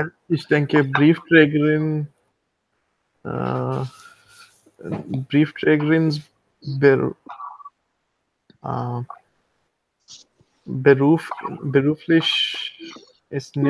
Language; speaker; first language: German; non-native, learner; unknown